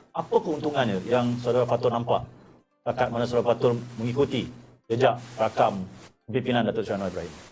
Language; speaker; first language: Malay; native; Malay